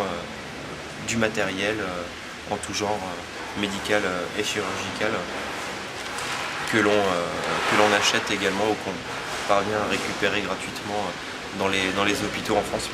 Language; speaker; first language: French; native; French